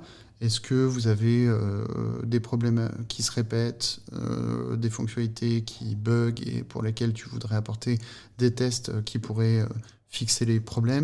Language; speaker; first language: French; native; French